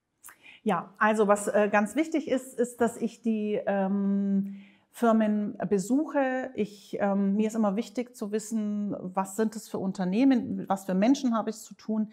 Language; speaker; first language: German; native; German